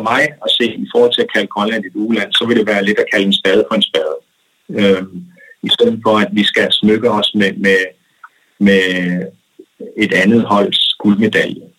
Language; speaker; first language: Danish; non-native, local second language; Kalaallisut